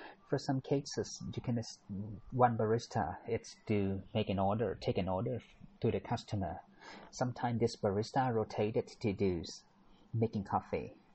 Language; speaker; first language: English; non-native, fluent; Thai